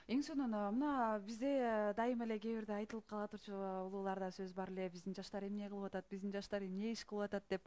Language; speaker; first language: Kyrgyz; native; Kyrgyz